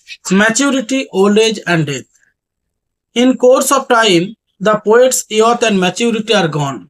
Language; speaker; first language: English; non-native, local second language; Bangla